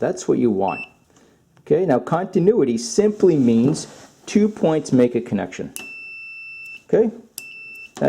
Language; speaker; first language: English; native; English